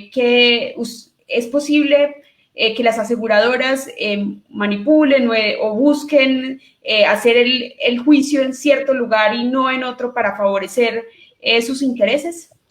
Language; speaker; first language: Spanish; native; Spanish